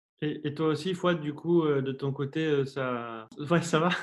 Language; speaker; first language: French; native; French